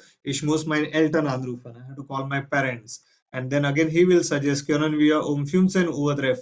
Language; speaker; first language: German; non-native, fluent; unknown